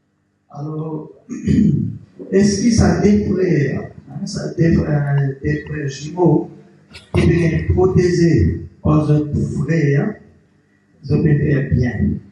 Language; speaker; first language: French; non-native, local second language; Morisyen